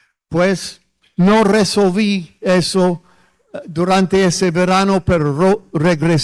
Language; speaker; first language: Spanish; non-native, fluent; English